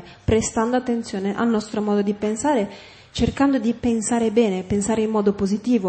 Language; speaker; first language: Italian; native; Italian